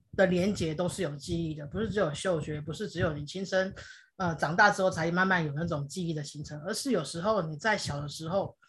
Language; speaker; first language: Chinese; non-native, local second language; Hakka Chinese